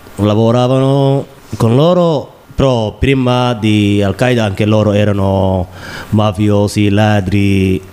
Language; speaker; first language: Italian; non-native, learner; Somali